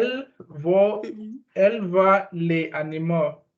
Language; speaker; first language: French; non-native, learner; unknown